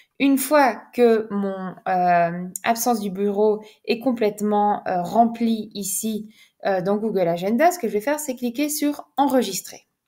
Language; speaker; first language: French; native; French